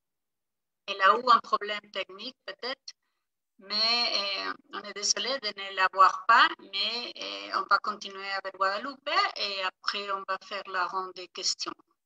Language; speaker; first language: French; non-native, fluent; Spanish